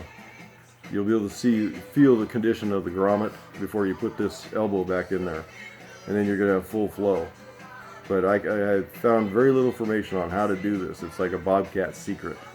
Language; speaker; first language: English; native; English